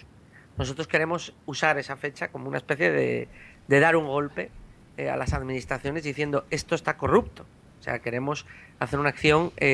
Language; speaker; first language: Spanish; native; Spanish